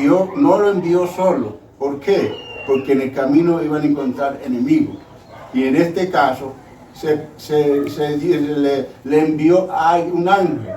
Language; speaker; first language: Spanish; native; Spanish